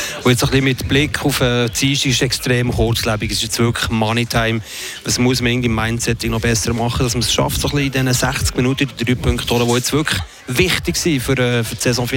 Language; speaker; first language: German; native; German